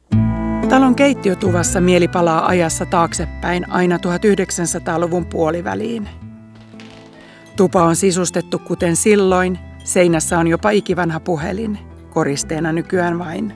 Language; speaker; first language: Finnish; native; Finnish